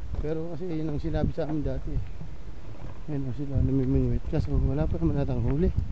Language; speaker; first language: Filipino; native; Filipino